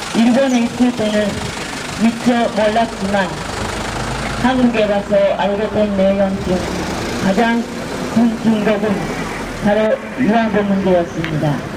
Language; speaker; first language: Korean; non-native, fluent; Japanese